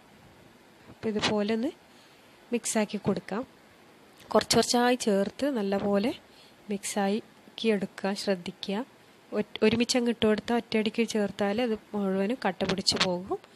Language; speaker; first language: Malayalam; native; Malayalam